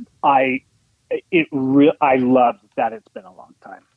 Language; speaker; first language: English; native; English